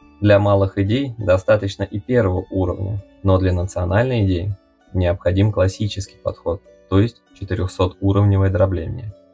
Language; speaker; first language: Russian; native; Russian